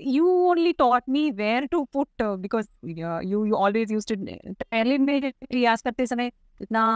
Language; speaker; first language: Hindi; non-native, local second language; Tamil